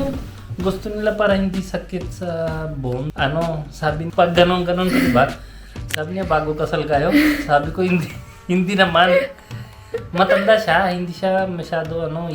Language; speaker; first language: Filipino; non-native, learner; Punjabi